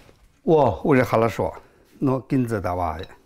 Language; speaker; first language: Russian; non-native, learner; Chinese